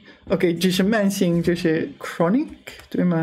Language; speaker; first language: Chinese; non-native, learner; English